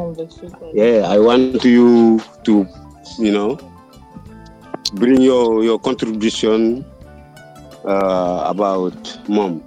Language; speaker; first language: English; non-native, learner; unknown